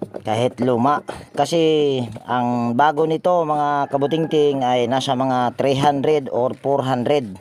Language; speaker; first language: Filipino; native; Filipino